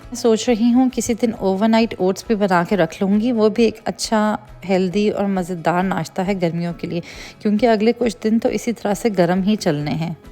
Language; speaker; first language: Urdu; native; Urdu